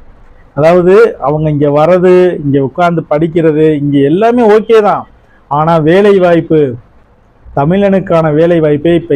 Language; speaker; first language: Tamil; native; Tamil